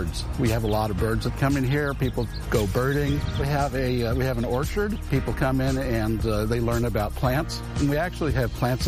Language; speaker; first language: English; native; English